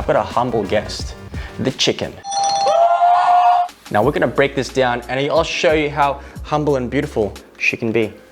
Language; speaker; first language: English; native; English